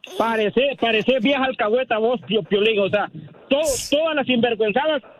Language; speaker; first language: Spanish; native; Spanish